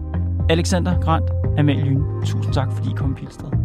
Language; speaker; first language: Danish; native; Danish